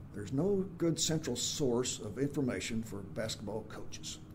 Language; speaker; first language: English; native; English